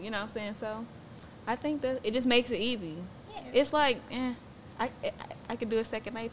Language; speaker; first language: English; native; English